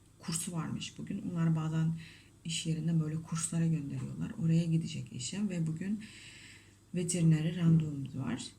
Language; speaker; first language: Turkish; non-native, fluent; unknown